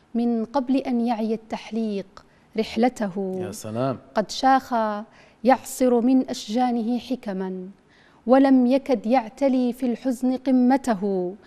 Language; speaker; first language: Arabic; native; Arabic